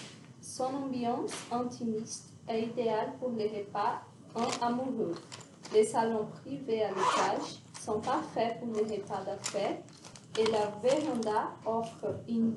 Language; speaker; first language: French; non-native, learner; Portuguese